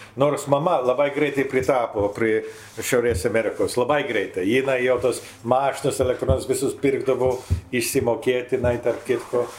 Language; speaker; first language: Lithuanian; early bilingual, heritage; Lithuanian